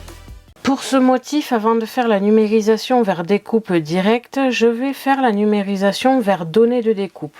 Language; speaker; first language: French; native; French